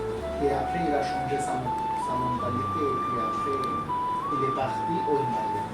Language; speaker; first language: French; non-native, learner; Hindi